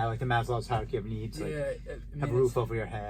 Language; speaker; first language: English; native; English